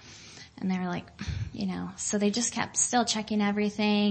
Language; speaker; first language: English; native; English